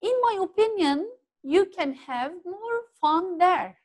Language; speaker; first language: English; non-native, fluent; Turkish